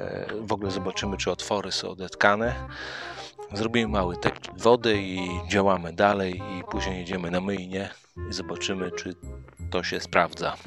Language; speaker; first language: Polish; native; Polish